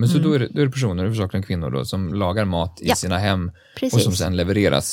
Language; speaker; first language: Swedish; native; Swedish